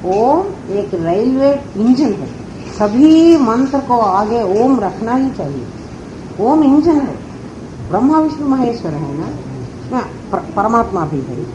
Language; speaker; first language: Hindi; non-native, local second language; Telugu